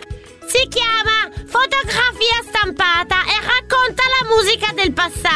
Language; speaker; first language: Italian; native; Italian